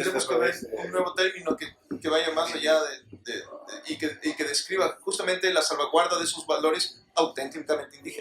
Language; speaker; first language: Spanish; native; Spanish